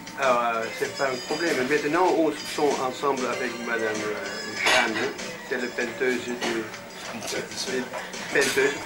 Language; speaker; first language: French; non-native, learner; Dutch